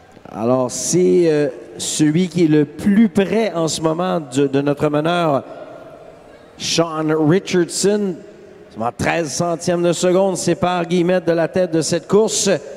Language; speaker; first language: French; native; French